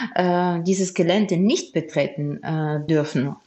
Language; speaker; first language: German; non-native, fluent; Ukrainian